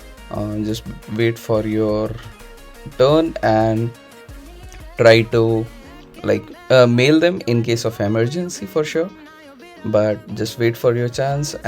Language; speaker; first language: English; non-native, local second language; Hindi